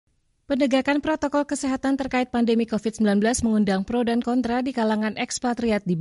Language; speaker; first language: Indonesian; native; Indonesian